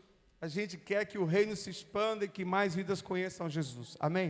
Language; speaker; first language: Portuguese; native; Portuguese